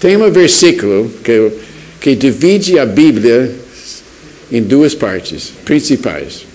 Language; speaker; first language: Portuguese; non-native, fluent; English